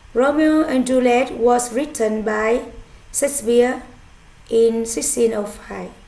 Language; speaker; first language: English; non-native, fluent; Vietnamese